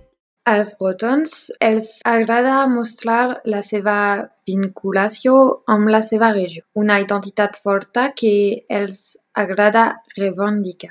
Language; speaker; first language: Catalan; non-native, learner; French